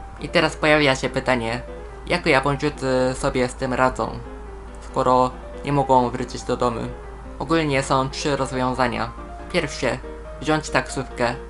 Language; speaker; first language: Polish; non-native, fluent; Japanese